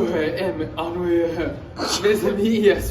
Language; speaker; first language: French; non-native, learner; English